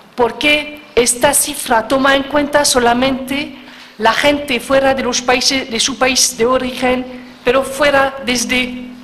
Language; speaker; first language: Spanish; non-native, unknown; French